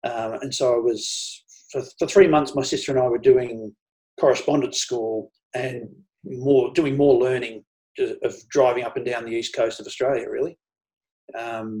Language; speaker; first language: English; native; English